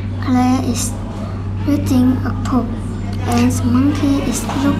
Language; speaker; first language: English; non-native, learner; Vietnamese